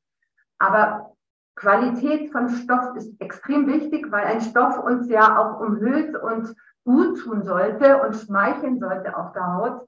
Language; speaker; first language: German; native; German